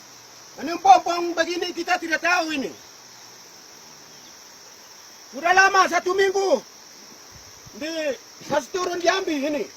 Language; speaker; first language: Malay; non-native, local second language; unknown